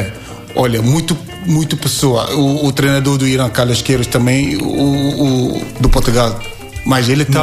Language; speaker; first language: Portuguese; non-native, learner; Yoruba